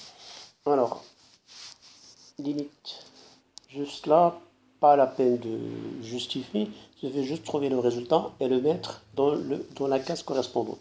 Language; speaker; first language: French; non-native, local second language; Arabic